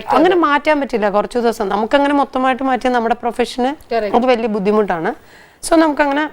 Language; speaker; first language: Malayalam; native; Malayalam